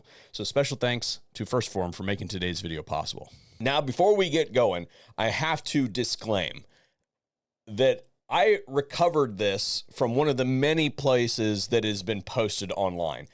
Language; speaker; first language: English; native; English